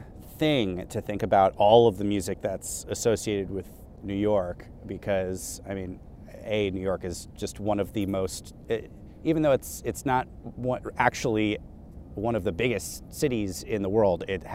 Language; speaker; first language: English; native; English